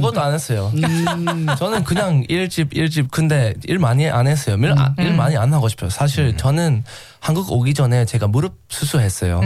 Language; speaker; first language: Korean; non-native, learner; English